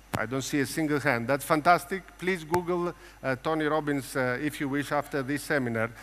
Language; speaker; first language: English; non-native, fluent; Greek